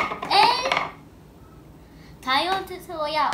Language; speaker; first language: Spanish; early bilingual, heritage; Spanish